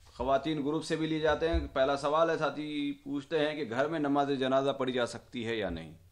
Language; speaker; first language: Urdu; native; Urdu